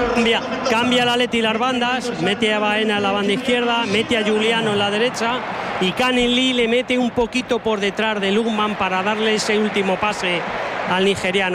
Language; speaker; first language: Spanish; native; Spanish